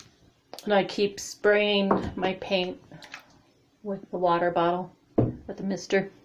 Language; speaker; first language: English; native; English